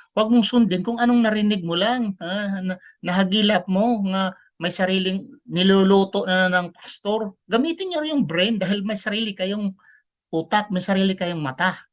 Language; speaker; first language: Filipino; non-native, local second language; Cebuano